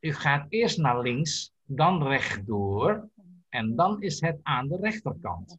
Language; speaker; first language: Dutch; non-native, learner; Indonesian